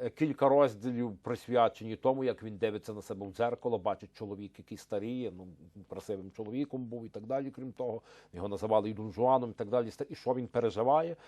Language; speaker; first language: Ukrainian; native; Ukrainian